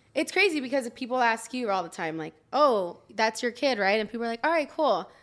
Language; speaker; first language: English; early bilingual, other home language; Spanish